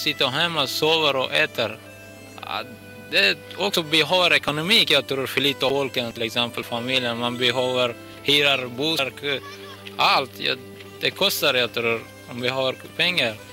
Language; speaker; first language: Swedish; non-native, learner; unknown